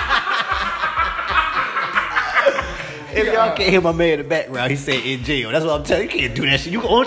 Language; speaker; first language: English; native; English